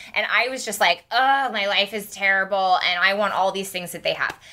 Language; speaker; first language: English; native; English